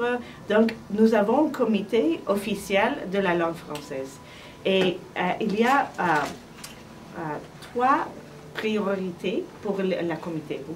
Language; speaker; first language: French; non-native, learner; English